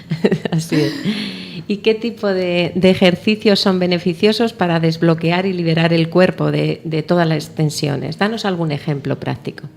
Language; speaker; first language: Spanish; native; Spanish